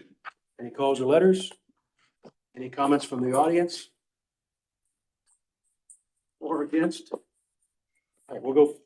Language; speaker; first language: English; native; English